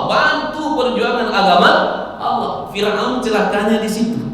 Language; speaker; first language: Malay; native; Malay